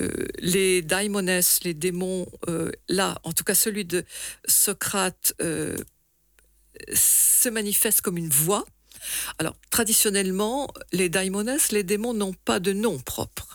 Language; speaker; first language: French; native; French